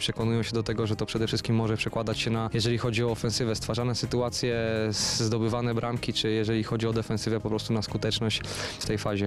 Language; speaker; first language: Polish; native; Polish